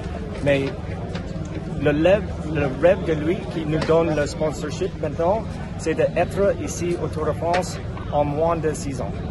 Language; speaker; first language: French; non-native, fluent; English